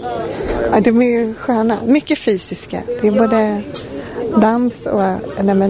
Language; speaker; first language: Swedish; native; Swedish